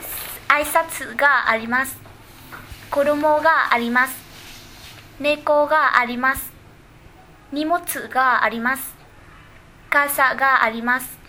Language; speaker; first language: Japanese; non-native, learner; Vietnamese